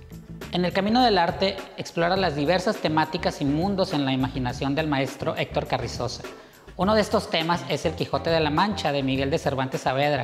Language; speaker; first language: Spanish; native; Spanish